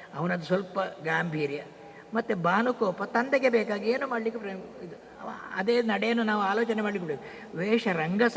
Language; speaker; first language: Kannada; non-native, local second language; Tulu